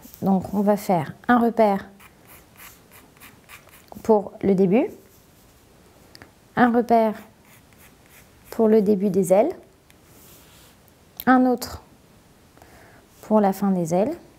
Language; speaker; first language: French; native; French